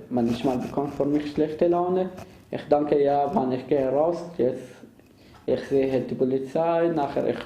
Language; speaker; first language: German; non-native, fluent; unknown